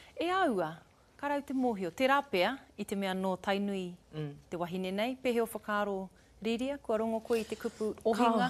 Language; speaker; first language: Māori; non-native, local second language; English